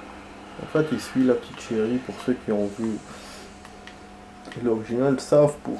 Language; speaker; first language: French; native; French